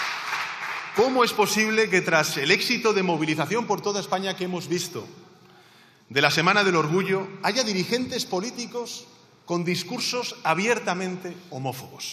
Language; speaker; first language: Spanish; native; Spanish